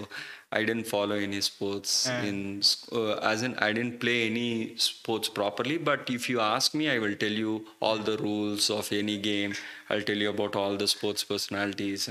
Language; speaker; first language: English; non-native, local second language; Malayalam